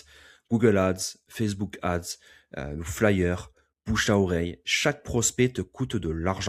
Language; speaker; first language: French; native; French